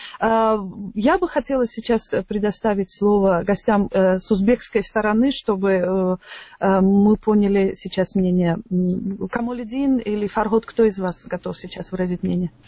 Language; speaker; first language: Russian; non-native, local second language; Tajik